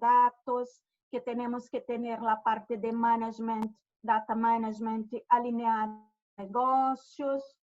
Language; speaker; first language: Spanish; non-native, fluent; Portuguese